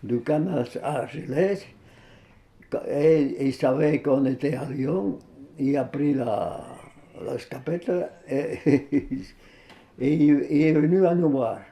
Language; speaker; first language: French; non-native, fluent; Spanish